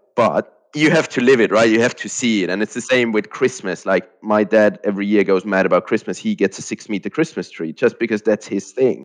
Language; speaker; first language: English; non-native, fluent; German